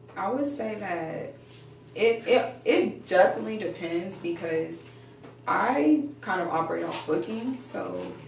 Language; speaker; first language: English; native; English